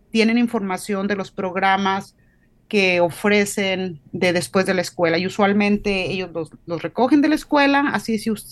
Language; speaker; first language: Spanish; native; Spanish